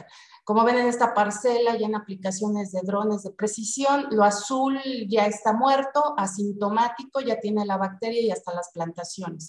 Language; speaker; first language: Spanish; native; Spanish